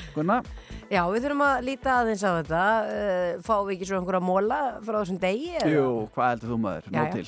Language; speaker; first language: Icelandic; non-native, fluent; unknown